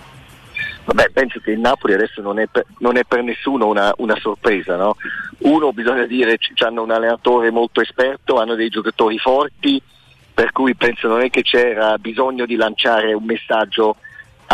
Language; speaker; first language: Italian; early bilingual, heritage; Italian